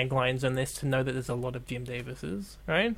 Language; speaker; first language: English; native; English